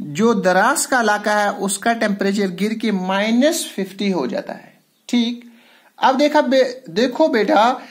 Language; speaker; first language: Urdu; non-native, local second language; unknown